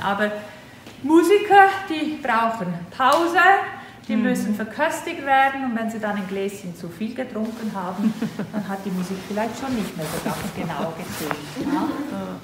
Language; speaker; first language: German; native; German